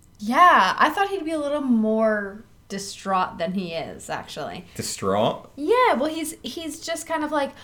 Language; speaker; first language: English; native; English